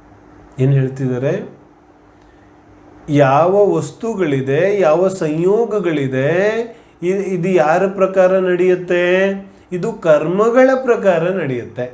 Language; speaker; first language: Kannada; non-native, local second language; Hindi